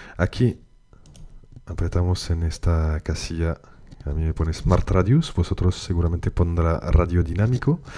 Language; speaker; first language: Spanish; native; Spanish